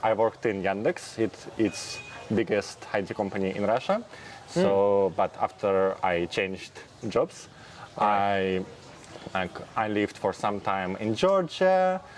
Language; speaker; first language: English; non-native, fluent; Russian